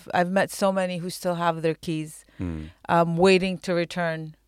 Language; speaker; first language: English; non-native, fluent; Arabic